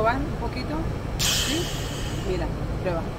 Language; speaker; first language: Spanish; native; Spanish